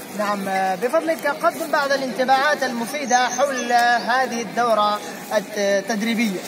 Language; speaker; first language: Arabic; non-native, fluent; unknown